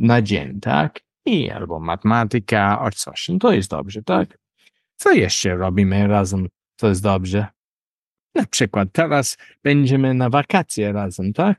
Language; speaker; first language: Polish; non-native, learner; English